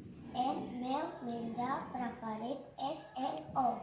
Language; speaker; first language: Catalan; non-native, learner; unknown